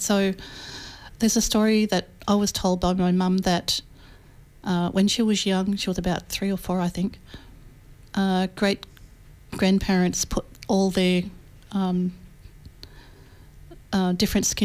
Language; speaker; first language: English; native; English